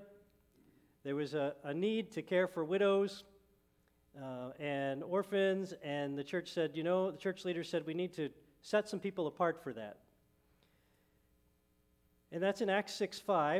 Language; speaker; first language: English; native; English